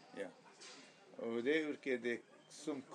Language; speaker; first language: Swedish; non-native, learner; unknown